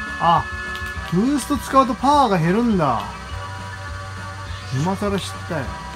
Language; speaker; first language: Japanese; native; Japanese